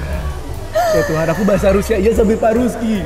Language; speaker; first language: Russian; non-native, learner; Indonesian